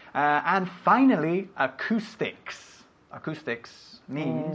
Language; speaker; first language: English; native; English